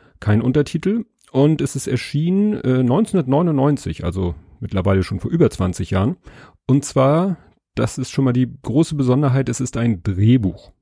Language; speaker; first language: German; native; German